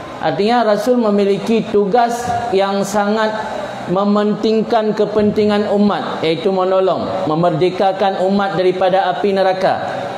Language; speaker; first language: Malay; non-native, local second language; Achinese